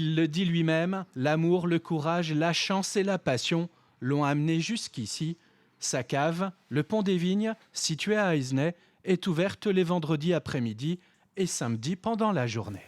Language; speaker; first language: French; native; French